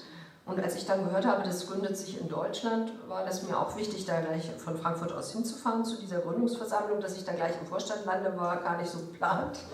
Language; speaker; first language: German; native; German